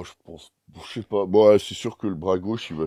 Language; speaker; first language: French; native; French